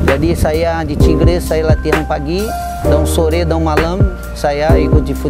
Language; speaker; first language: Indonesian; non-native, fluent; Portuguese